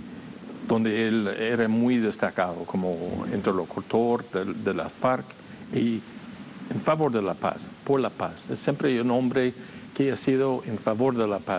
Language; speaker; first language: Spanish; non-native, fluent; English